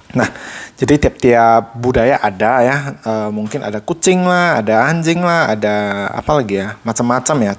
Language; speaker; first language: Indonesian; native; Indonesian